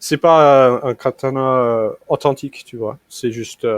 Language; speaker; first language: French; non-native, fluent; English